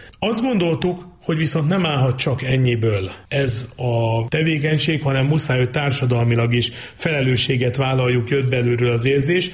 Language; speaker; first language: Hungarian; native; Hungarian